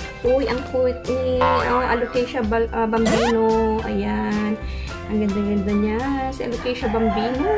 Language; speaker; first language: Filipino; non-native, local second language; Iloko